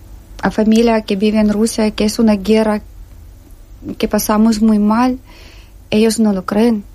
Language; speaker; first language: Spanish; non-native, learner; Ukrainian